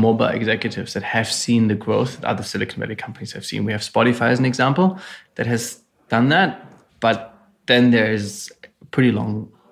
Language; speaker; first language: English; non-native, fluent; German